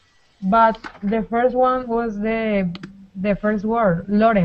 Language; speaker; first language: English; non-native, learner; Spanish